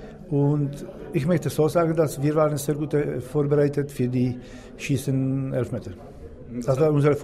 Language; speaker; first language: German; non-native, learner; Czech